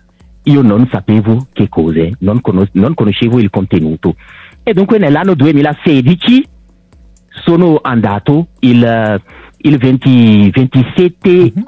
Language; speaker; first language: Italian; non-native, local second language; French